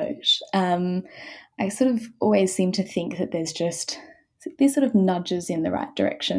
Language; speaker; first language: English; native; English